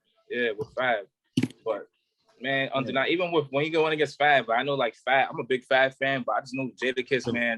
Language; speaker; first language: English; native; English